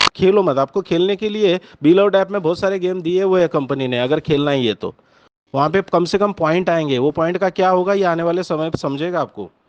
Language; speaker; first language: Hindi; non-native, local second language; Marathi